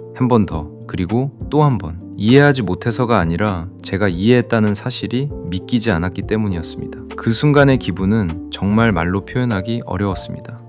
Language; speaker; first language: Korean; non-native, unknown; Arabic